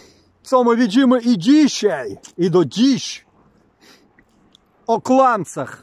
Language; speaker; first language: Polish; non-native, fluent; Ukrainian